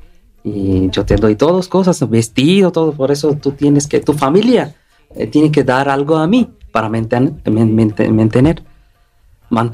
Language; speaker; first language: Spanish; non-native, learner; Bangla